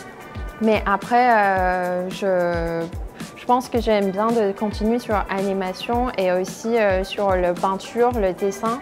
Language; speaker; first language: French; non-native, fluent; Chinese